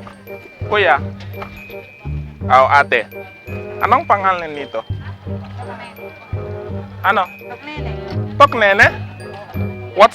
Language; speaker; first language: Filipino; non-native, learner; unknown